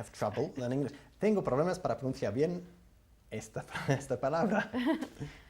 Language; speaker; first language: Spanish; non-native, fluent; English